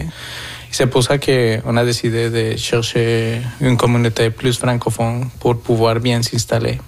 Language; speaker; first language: French; non-native, fluent; Spanish